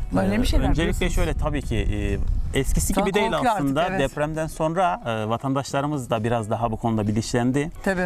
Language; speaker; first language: Turkish; native; Turkish